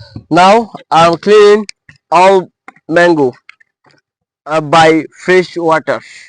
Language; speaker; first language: English; non-native, local second language; Bangla